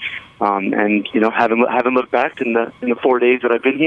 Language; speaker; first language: English; native; English